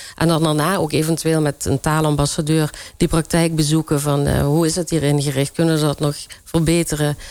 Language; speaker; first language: Dutch; native; Dutch